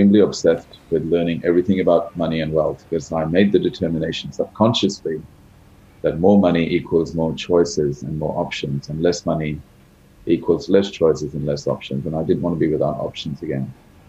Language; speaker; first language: English; native; English